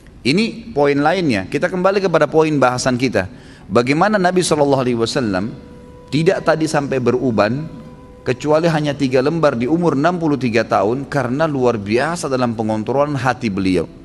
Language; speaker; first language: Indonesian; native; Indonesian